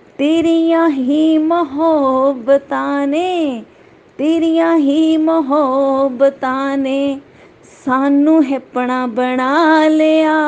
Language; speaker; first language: Hindi; native; Hindi